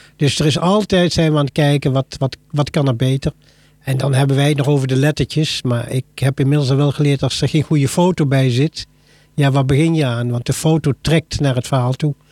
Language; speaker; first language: Dutch; native; Dutch